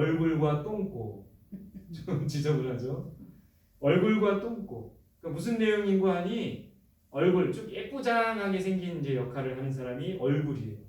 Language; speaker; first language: Korean; native; Korean